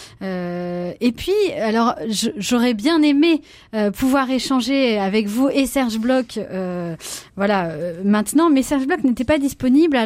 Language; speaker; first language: French; native; French